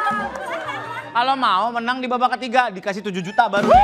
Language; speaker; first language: Indonesian; native; Indonesian